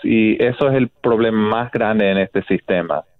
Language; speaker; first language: Spanish; non-native, fluent; English